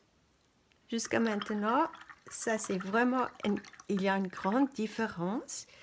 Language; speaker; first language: French; non-native, fluent; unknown